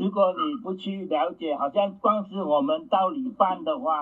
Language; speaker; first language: Chinese; native; Chinese